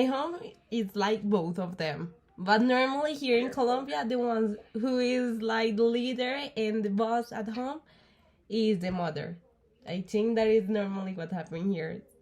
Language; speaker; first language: English; non-native, learner; Spanish